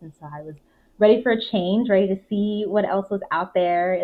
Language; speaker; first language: English; native; English